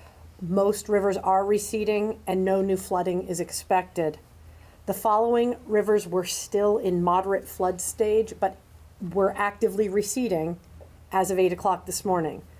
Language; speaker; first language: English; native; English